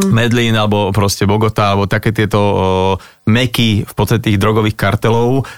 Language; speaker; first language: Slovak; native; Slovak